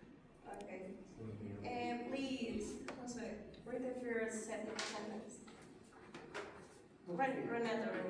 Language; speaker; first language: English; non-native, learner; Spanish